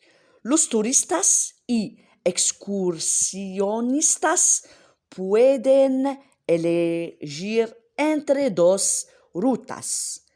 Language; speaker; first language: Spanish; non-native, learner; Arabic